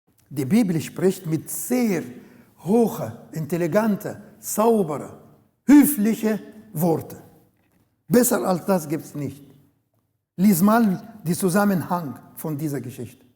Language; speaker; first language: German; non-native, learner; Arabic